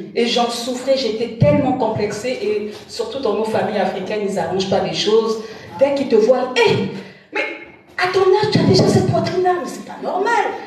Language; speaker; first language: French; non-native, local second language; Lingala